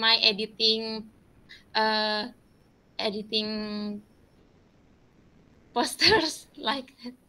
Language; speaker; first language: English; non-native, learner; Indonesian